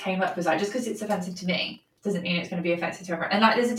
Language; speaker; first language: English; native; English